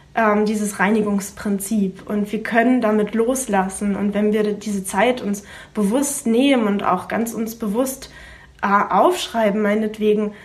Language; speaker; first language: German; native; German